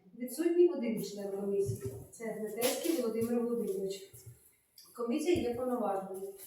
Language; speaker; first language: Ukrainian; native; Ukrainian